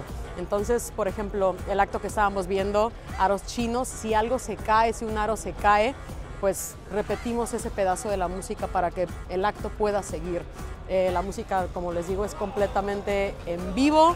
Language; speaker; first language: Spanish; native; Spanish